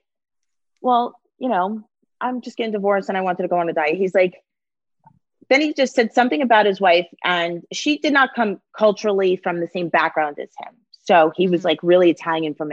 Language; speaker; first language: English; native; English